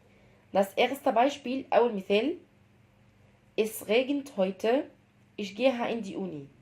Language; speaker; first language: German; non-native, fluent; Arabic